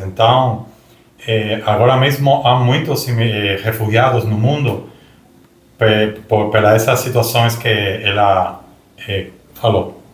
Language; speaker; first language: Portuguese; non-native, learner; Spanish